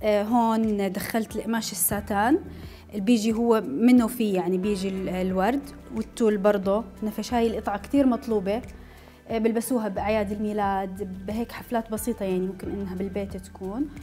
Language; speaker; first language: Arabic; native; Arabic